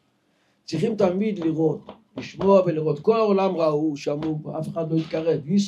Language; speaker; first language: Hebrew; non-native, local second language; Yiddish